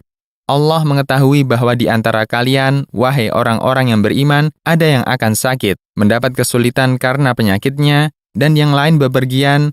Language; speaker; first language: Indonesian; native; Indonesian